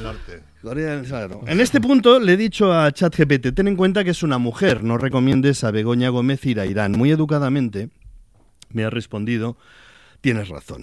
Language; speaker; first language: Spanish; native; Spanish